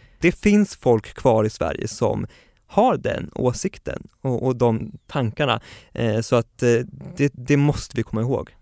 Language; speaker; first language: Swedish; native; Swedish